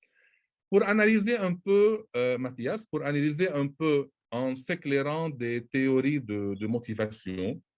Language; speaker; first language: French; non-native, local second language; Arabic